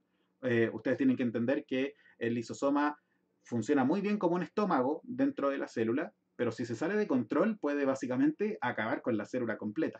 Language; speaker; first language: Spanish; native; Spanish